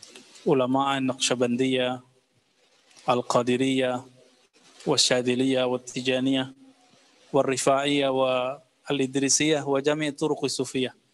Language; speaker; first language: Arabic; non-native, fluent; Indonesian